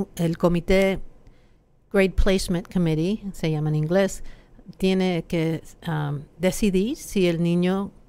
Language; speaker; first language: Spanish; non-native, fluent; English